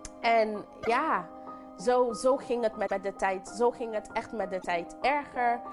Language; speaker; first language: Dutch; non-native, local second language; English